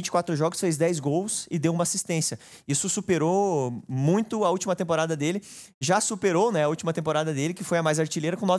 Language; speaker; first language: Portuguese; native; Portuguese